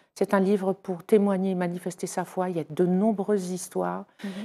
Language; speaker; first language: French; native; French